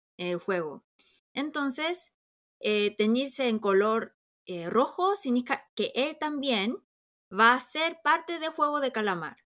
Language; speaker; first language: Spanish; early bilingual, other home language; Korean